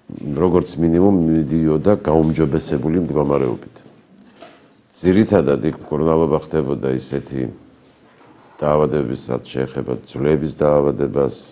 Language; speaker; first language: Georgian; native; Georgian